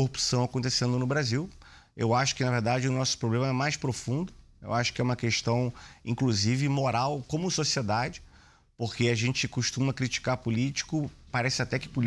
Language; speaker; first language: Portuguese; native; Portuguese